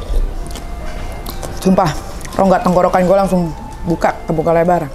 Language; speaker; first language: Indonesian; native; Indonesian